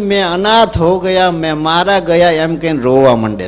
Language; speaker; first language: Hindi; non-native, local second language; Gujarati